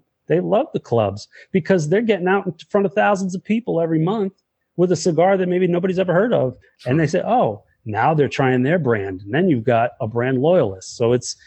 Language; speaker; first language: English; native; English